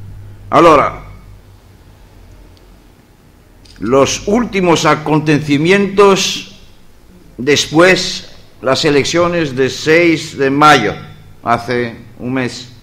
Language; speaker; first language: Spanish; non-native, fluent; Greek